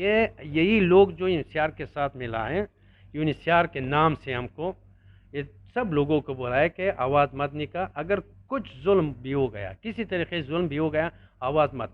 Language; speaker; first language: Hindi; non-native, learner; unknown